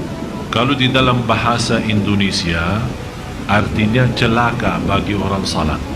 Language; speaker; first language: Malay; non-native, fluent; Arabic